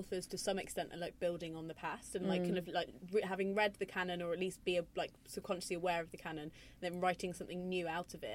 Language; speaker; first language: English; native; English